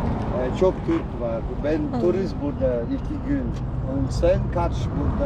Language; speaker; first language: Turkish; non-native, learner; Polish